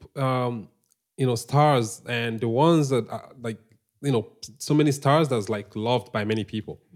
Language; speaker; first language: English; non-native, local second language; Igbo